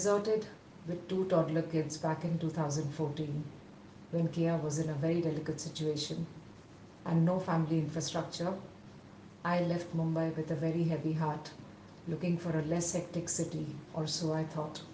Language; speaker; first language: English; non-native, local second language; Telugu